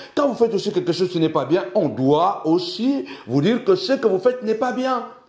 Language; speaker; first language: French; early bilingual, other home language; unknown